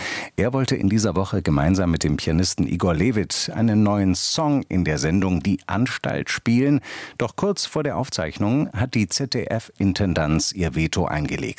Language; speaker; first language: German; native; German